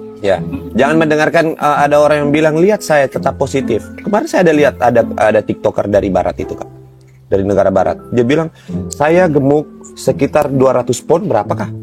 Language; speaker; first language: Indonesian; native; Indonesian